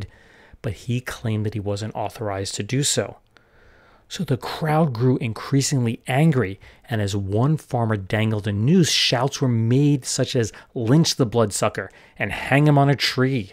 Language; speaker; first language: English; native; English